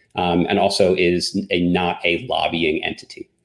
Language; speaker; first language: English; native; English